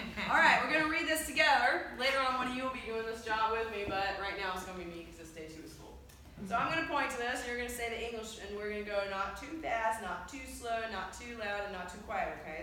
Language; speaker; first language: English; native; English